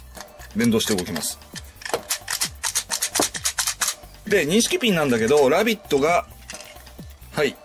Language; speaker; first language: Japanese; native; Japanese